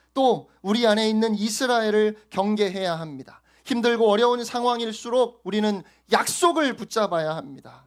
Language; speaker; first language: Korean; native; Korean